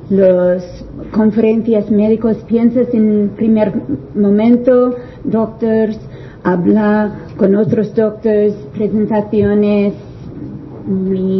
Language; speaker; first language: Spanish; non-native, learner; English